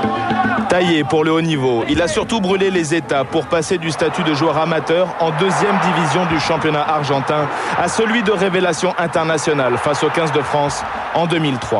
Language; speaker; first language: French; native; French